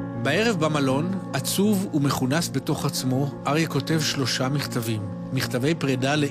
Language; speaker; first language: Hebrew; native; Hebrew